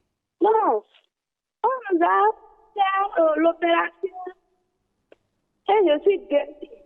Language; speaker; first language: French; non-native, learner; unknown